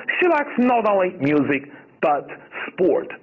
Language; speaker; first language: English; non-native, fluent; Chinese